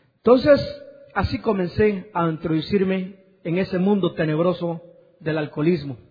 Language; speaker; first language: Spanish; native; Spanish